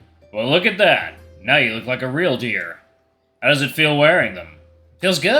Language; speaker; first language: English; native; English